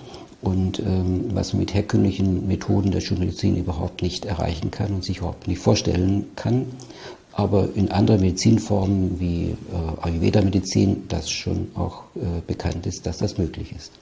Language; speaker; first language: German; native; German